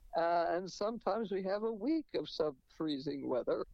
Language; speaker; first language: English; native; English